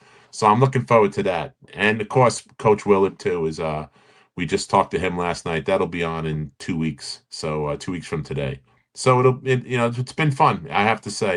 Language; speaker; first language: English; native; English